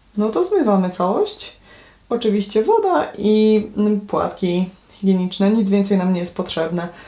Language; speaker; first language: Polish; native; Polish